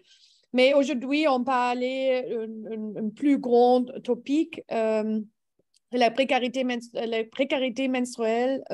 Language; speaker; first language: French; non-native, learner; English